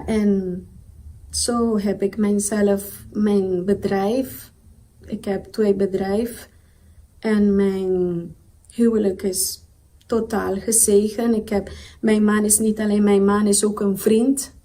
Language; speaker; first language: Dutch; non-native, local second language; Papiamento